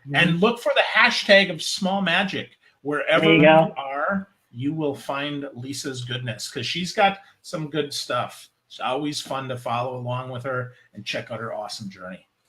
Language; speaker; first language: English; native; English